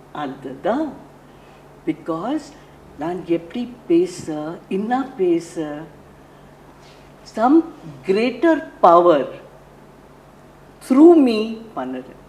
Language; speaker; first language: Tamil; non-native, learner; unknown